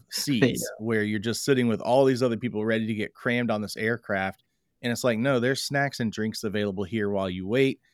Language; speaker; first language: English; native; English